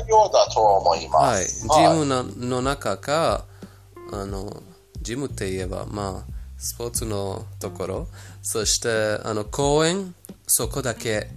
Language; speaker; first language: Japanese; non-native, fluent; Persian